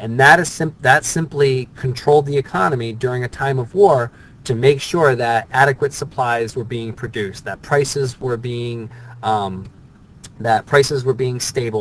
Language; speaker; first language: English; native; English